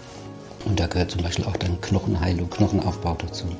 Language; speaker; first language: German; native; German